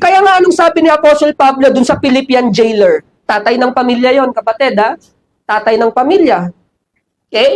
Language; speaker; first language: Filipino; native; Filipino